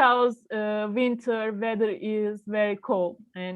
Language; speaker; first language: English; non-native, learner; Turkish